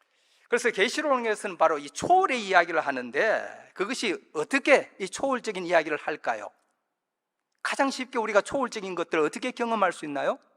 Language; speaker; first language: Korean; native; Korean